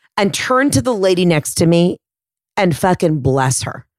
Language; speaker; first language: English; native; English